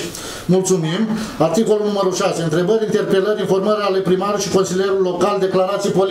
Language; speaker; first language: Romanian; native; Romanian